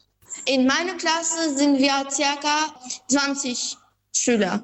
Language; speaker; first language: German; non-native, learner; Albanian